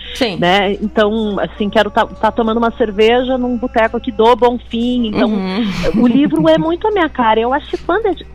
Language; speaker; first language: Portuguese; native; Portuguese